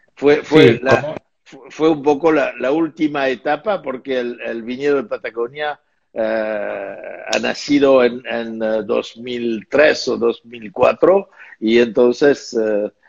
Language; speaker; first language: Spanish; non-native, fluent; French